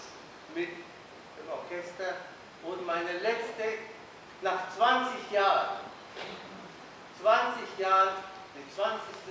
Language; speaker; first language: German; non-native, fluent; Spanish